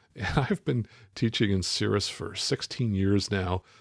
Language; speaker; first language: English; native; English